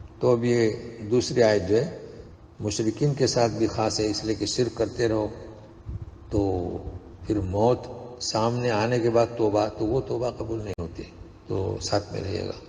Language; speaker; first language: Urdu; non-native, local second language; Konkani